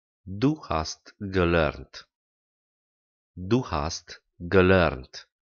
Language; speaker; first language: German; non-native, fluent; Romanian